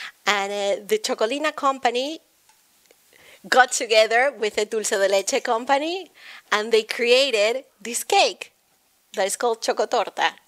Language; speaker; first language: English; non-native, fluent; Spanish